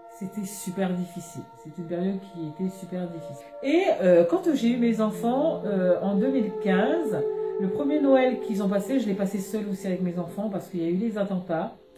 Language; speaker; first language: French; native; French